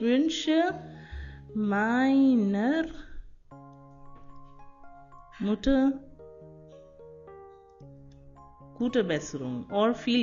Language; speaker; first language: German; non-native, fluent; Hindi